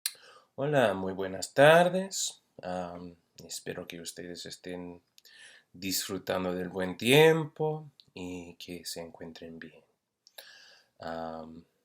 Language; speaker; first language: Spanish; non-native, fluent; English